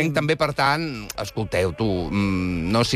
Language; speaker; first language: Catalan; native; Catalan